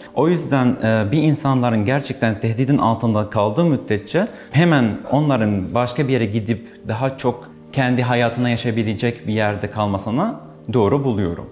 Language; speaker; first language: Turkish; non-native, fluent; Arabic